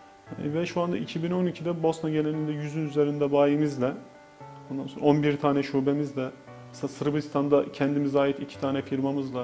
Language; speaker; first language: Turkish; native; Turkish